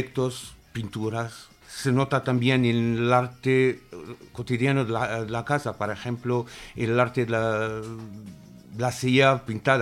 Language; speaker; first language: Spanish; non-native, fluent; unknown